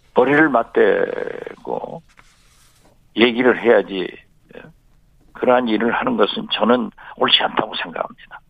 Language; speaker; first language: Korean; native; Korean